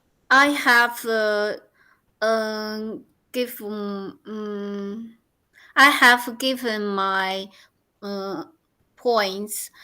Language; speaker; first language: English; non-native, learner; Chinese